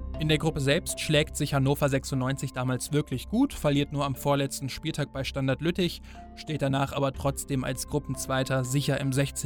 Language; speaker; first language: German; native; German